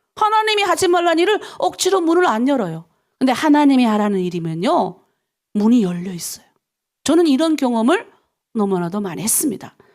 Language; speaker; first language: Korean; native; Korean